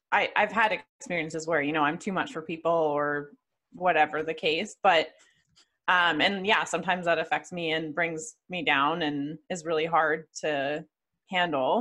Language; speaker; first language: English; native; English